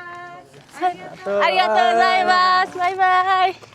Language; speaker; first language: Japanese; non-native, learner; Nepali